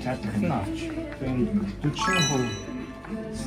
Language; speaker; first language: Mongolian; non-native, learner; Korean